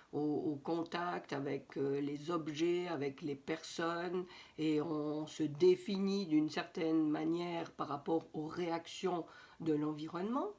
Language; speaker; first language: French; native; French